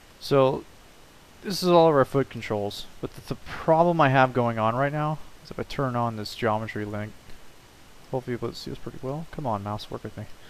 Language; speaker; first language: English; native; English